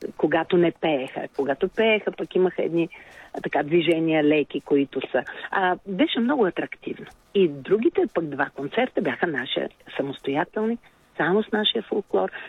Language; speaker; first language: Bulgarian; native; Bulgarian